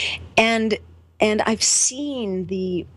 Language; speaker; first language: English; native; English